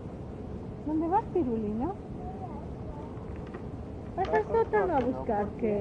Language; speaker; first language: Spanish; native; Spanish